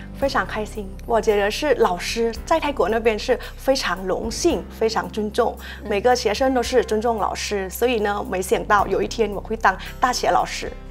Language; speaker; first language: Chinese; non-native, fluent; Thai